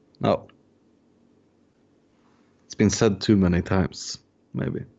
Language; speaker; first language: English; non-native, fluent; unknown